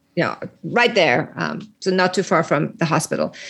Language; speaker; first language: English; early bilingual, other home language; Persian